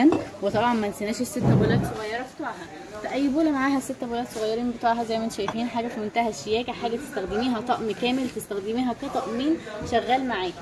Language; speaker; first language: Arabic; native; Arabic